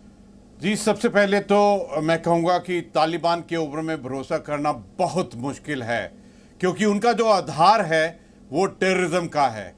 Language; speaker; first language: Hindi; native; Hindi